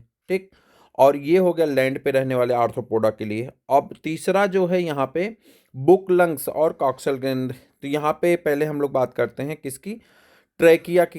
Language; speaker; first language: Hindi; native; Hindi